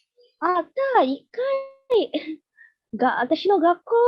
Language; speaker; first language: Japanese; non-native, learner; Indonesian